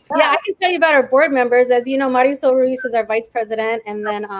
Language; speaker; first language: English; native; English